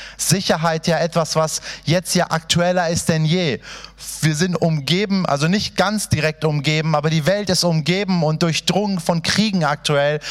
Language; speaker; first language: German; early bilingual, other home language; Persian